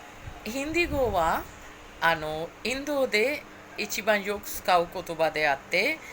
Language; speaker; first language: Japanese; non-native, fluent; Hindi